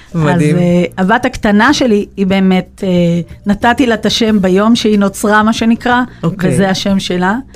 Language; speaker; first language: Hebrew; native; Hebrew